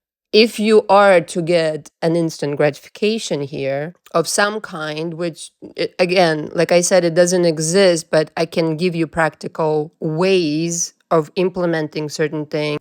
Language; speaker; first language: English; non-native, fluent; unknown